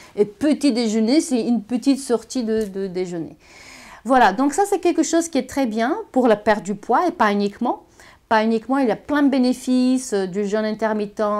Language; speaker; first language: French; non-native, fluent; Bulgarian